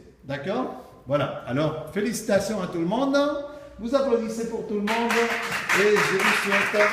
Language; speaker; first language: French; non-native, fluent; Spanish